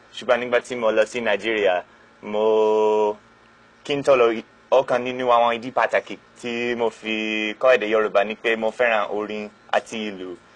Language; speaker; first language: Yoruba; non-native, fluent; English